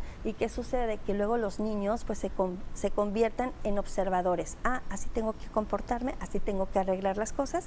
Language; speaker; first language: Spanish; native; Spanish